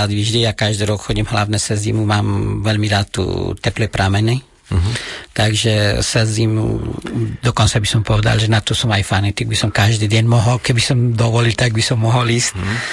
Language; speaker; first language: Slovak; non-native, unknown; Persian